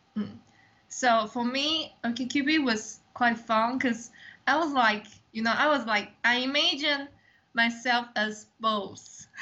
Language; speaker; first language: English; non-native, fluent; Chinese